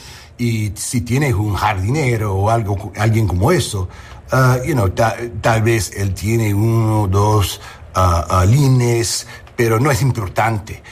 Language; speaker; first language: Spanish; non-native, learner; English